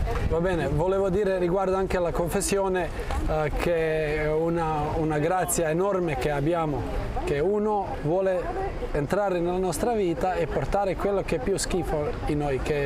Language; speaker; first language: Italian; non-native, fluent; Croatian